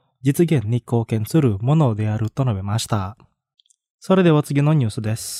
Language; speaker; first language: Japanese; non-native, fluent; Indonesian